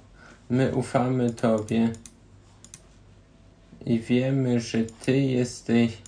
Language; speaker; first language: Polish; non-native, learner; German